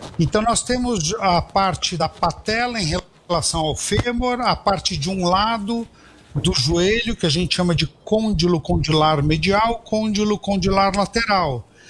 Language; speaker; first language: Portuguese; native; Portuguese